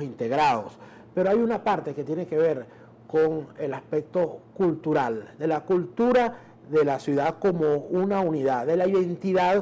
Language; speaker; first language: Spanish; native; Spanish